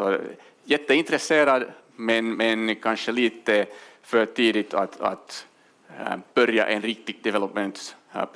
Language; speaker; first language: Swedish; non-native, local second language; Finnish